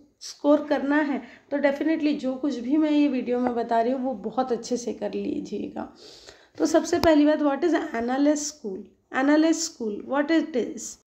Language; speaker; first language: Hindi; non-native, local second language; Marathi